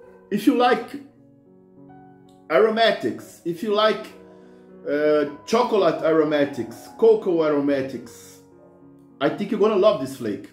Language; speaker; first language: English; non-native, fluent; Portuguese